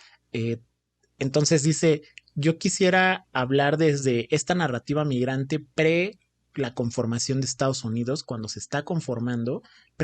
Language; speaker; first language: Spanish; native; Spanish